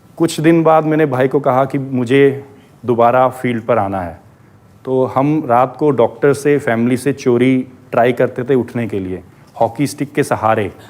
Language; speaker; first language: Hindi; non-native, local second language; Punjabi